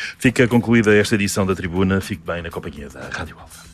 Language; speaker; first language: Portuguese; native; Portuguese